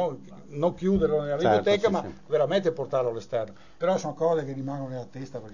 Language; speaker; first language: Italian; native; Italian